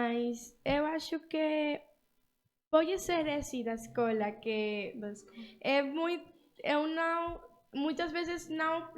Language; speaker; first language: Portuguese; early bilingual, other home language; Spanish